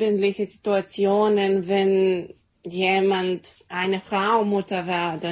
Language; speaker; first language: German; non-native, fluent; Serbian